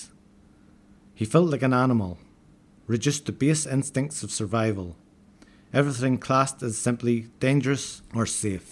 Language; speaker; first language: English; native; English